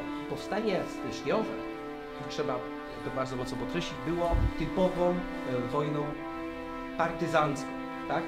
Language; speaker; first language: Polish; native; Polish